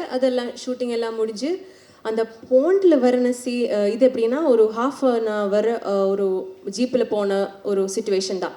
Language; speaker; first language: Tamil; non-native, learner; Malayalam